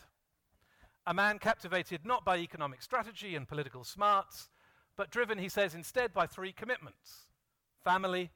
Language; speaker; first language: English; native; English